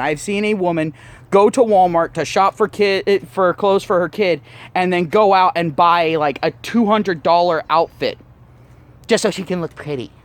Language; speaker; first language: English; native; English